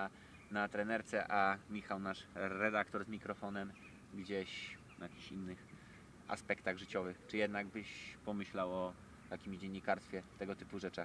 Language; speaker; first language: Polish; native; Polish